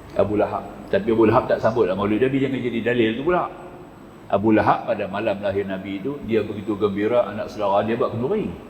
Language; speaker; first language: Malay; native; Malay